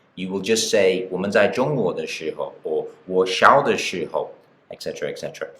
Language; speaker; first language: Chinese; non-native, fluent; English